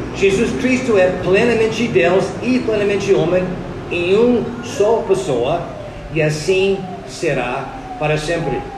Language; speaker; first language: Portuguese; non-native, fluent; English